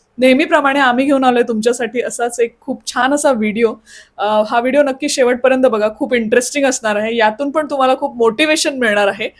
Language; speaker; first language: Marathi; native; Marathi